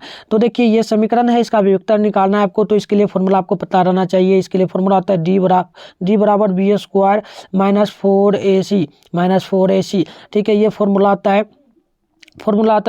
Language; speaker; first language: Hindi; native; Hindi